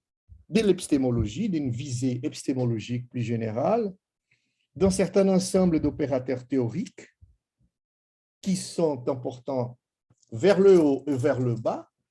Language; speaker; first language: French; non-native, fluent; Portuguese